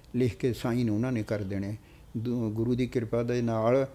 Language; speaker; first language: Punjabi; native; Punjabi